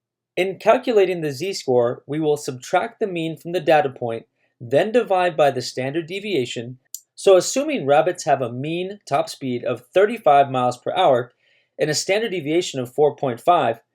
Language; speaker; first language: English; native; English